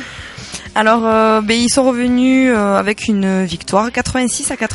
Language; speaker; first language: French; native; French